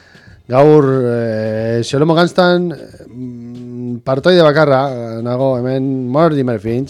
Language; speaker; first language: Basque; native; Basque